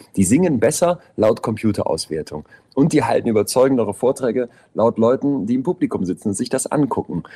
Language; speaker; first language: German; native; German